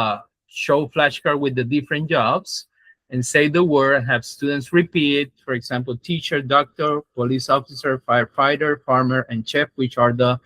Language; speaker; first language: English; non-native, fluent; Spanish